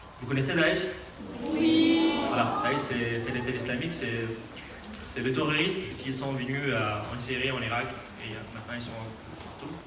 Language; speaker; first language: French; non-native, fluent; Aramaic